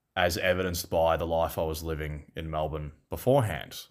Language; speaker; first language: English; native; English